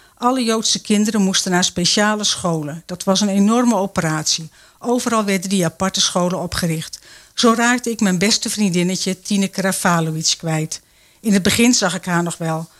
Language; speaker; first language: Dutch; native; Dutch